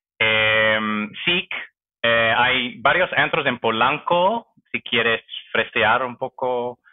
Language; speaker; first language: Spanish; non-native, fluent; English